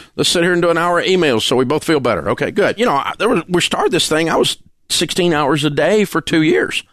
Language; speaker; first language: English; native; English